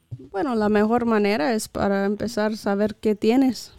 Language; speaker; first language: Spanish; non-native, fluent; English